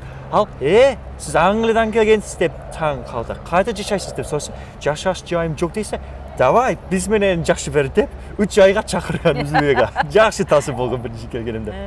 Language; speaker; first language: Kyrgyz; non-native, fluent; English